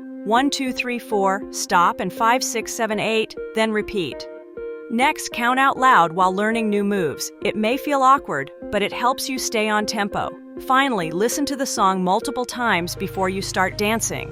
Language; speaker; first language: English; non-native, fluent; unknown